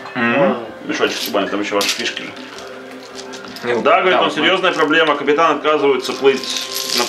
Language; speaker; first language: Russian; native; Russian